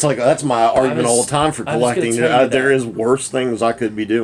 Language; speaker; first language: English; native; English